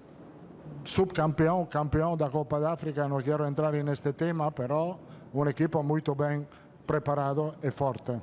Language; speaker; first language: Portuguese; non-native, fluent; Italian